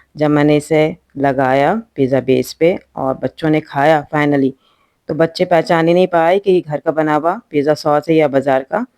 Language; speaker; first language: Hindi; native; Hindi